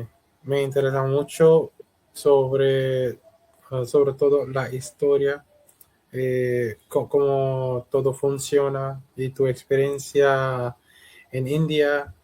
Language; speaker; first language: Spanish; non-native, learner; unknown